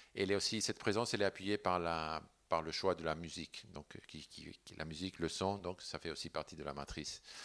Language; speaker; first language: French; non-native, fluent; Spanish